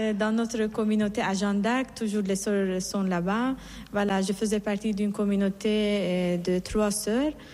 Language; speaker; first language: French; non-native, fluent; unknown